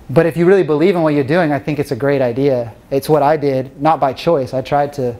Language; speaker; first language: English; native; English